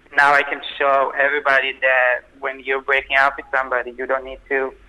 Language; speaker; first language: English; non-native, fluent; Hebrew